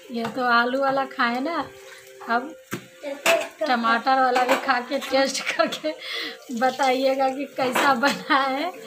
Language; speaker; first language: Hindi; native; Hindi